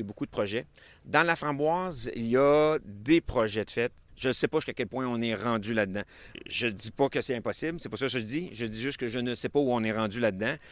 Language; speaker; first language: French; native; French